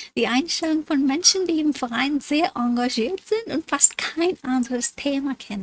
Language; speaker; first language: German; non-native, fluent; English